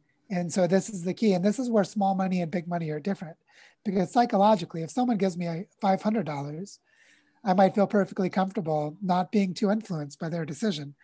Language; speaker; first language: English; native; English